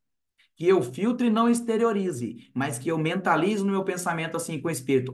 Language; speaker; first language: Portuguese; native; Portuguese